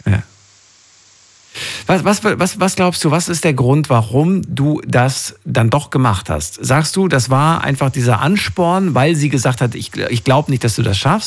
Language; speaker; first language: German; native; German